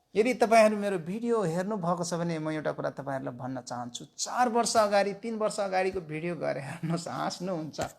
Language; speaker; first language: Nepali; non-native, local second language; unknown